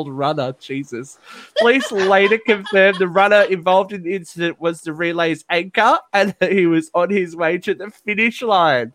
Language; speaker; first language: English; native; English